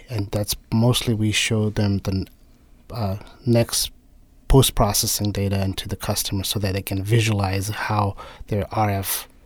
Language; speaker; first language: English; non-native, local second language; Nepali